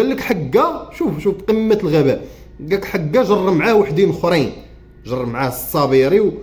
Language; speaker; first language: Arabic; native; Arabic